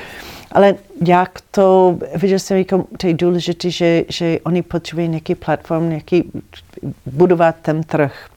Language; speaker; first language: Czech; non-native, learner; English